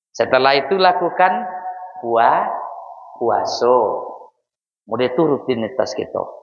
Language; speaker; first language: Malay; non-native, local second language; Minangkabau